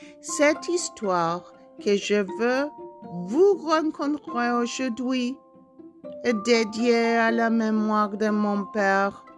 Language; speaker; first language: French; non-native, learner; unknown